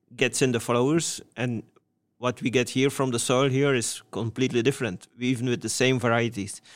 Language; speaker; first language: English; non-native, fluent; Dutch